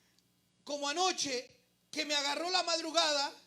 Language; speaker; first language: Spanish; native; Spanish